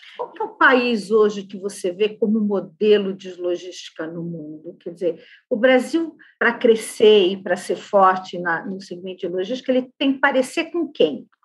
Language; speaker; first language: Portuguese; native; Portuguese